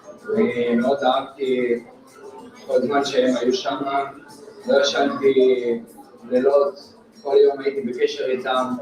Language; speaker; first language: Hebrew; non-native, fluent; Russian